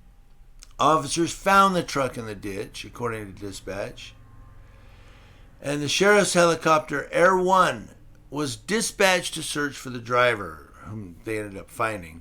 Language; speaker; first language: English; native; English